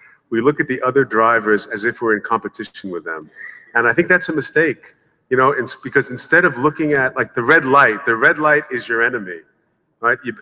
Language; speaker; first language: English; native; English